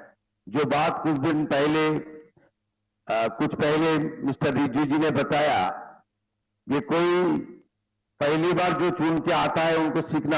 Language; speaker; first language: Hindi; non-native, local second language; Bangla